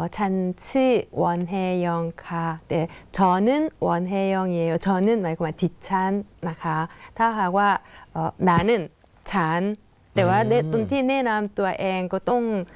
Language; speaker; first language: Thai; non-native, fluent; Korean